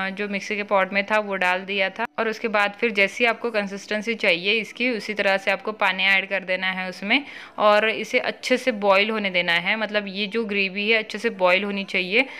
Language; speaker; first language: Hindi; non-native, local second language; Marathi